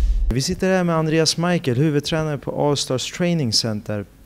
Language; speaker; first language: Swedish; native; Swedish